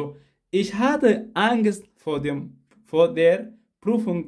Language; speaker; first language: German; non-native, fluent; Tigrinya